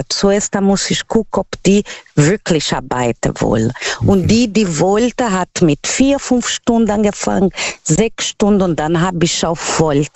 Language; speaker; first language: German; non-native, fluent; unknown